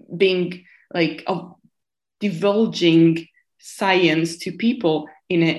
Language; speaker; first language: English; non-native, fluent; Italian